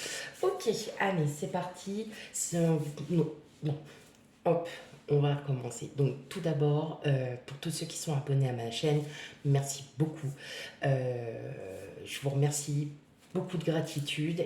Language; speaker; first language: French; native; French